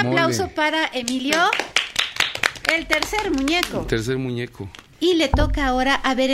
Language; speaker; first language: Spanish; native; Spanish